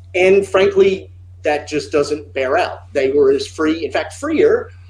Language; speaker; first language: English; native; English